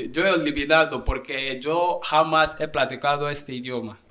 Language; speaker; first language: Spanish; non-native, learner; Portuguese